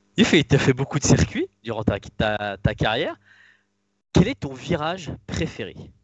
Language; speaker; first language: French; native; French